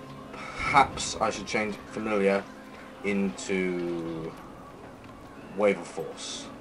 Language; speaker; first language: English; native; English